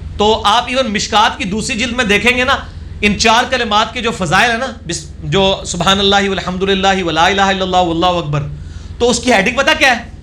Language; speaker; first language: Urdu; non-native, local second language; Punjabi